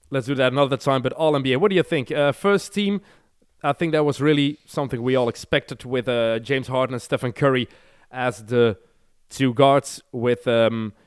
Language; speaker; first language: English; non-native, fluent; Dutch